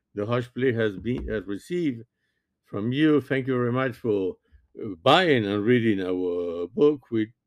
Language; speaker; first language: English; non-native, fluent; French